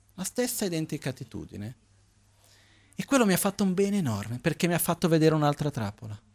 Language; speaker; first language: Italian; non-native, fluent; Portuguese